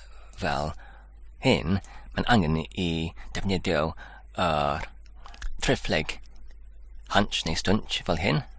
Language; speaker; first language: Welsh; non-native, fluent; English